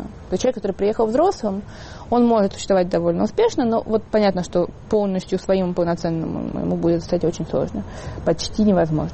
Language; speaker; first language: Russian; native; Russian